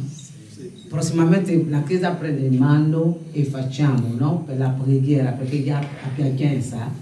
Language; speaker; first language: Italian; non-native, fluent; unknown